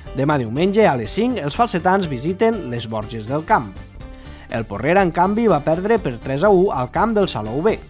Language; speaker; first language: Catalan; native; Catalan